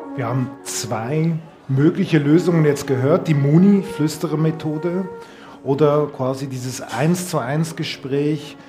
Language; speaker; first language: German; native; German